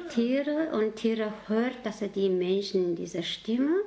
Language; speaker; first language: German; non-native, learner; Mongolian